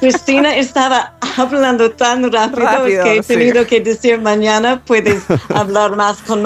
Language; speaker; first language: Spanish; non-native, fluent; English